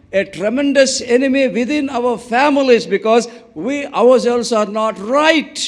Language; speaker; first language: English; non-native, local second language; Telugu